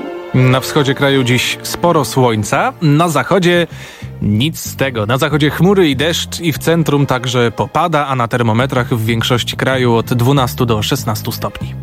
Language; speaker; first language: Polish; native; Polish